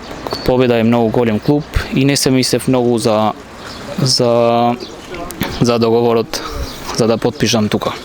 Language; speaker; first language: Macedonian; non-native, local second language; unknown